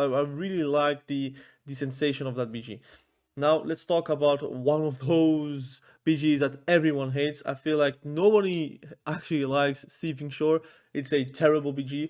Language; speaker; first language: English; non-native, fluent; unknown